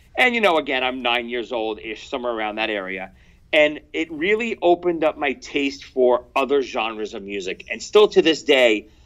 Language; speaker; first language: English; native; English